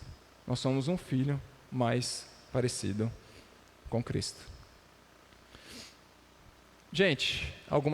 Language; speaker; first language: Portuguese; native; Portuguese